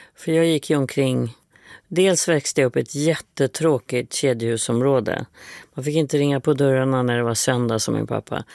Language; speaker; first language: Swedish; native; Swedish